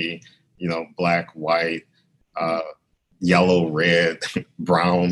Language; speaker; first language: English; native; English